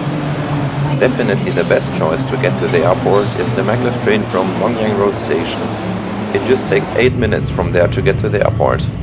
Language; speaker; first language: English; non-native, fluent; German